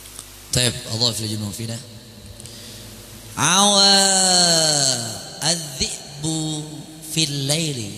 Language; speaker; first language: Arabic; non-native, fluent; Indonesian